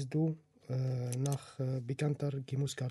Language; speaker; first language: German; non-native, learner; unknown